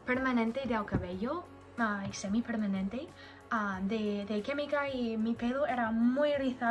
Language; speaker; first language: Spanish; non-native, learner; English